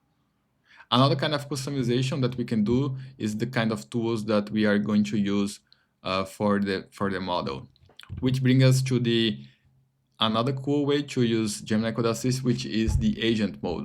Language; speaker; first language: English; non-native, fluent; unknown